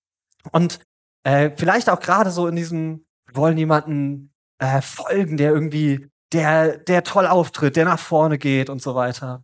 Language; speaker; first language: German; native; German